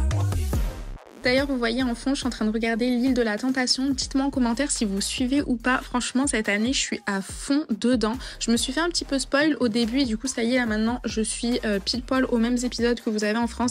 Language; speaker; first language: French; native; French